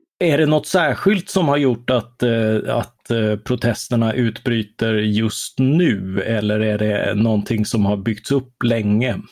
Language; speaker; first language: Swedish; native; Swedish